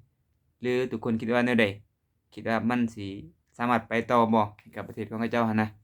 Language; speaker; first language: Thai; non-native, local second language; Lao